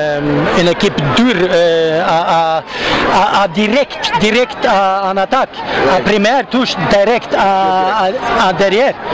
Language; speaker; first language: French; non-native, learner; Norwegian